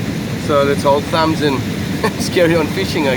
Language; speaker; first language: English; native; English